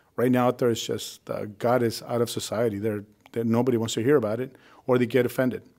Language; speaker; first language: English; early bilingual, other home language; Spanish